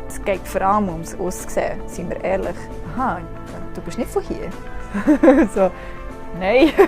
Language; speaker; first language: German; non-native, fluent; English